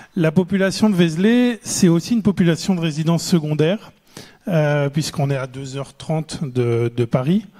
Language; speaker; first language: French; native; French